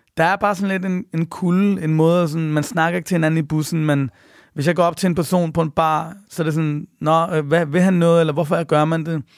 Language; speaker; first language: Danish; early bilingual, other home language; Persian